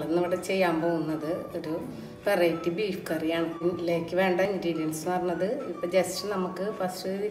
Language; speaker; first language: Malayalam; native; Malayalam